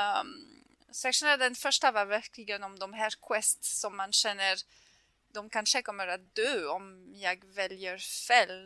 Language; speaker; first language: Swedish; non-native, fluent; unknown